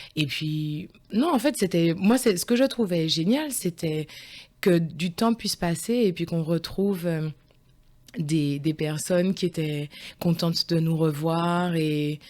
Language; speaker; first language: French; early bilingual, other home language; Guadeloupean Creole French